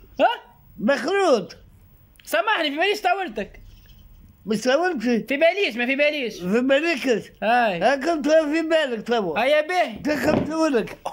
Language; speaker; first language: Arabic; native; Arabic